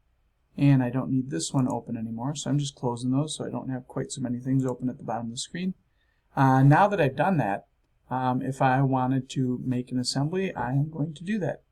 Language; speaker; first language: English; native; English